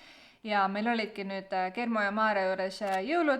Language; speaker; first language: Estonian; native; Estonian